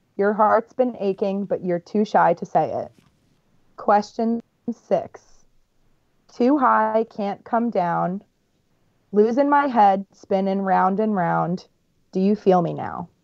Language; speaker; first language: English; native; English